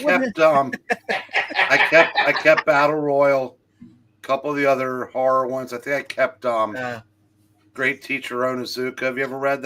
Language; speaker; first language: English; native; English